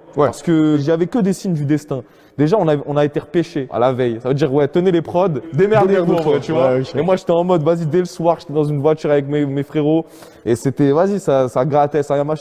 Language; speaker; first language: French; native; French